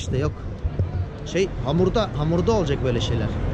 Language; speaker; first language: Turkish; native; Turkish